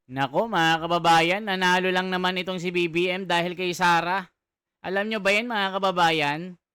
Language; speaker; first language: Filipino; non-native, local second language; Iloko